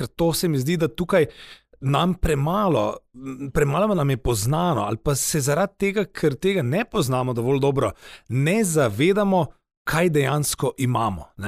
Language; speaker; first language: Slovenian; native; Slovenian